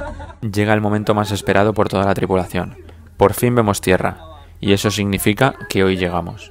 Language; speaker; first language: Spanish; native; Spanish